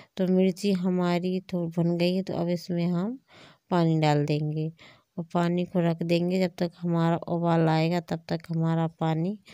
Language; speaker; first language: Hindi; native; Hindi